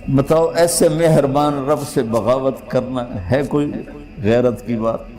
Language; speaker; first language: Urdu; non-native, local second language; Punjabi